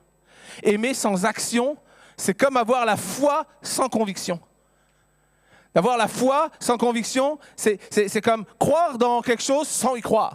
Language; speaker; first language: French; native; French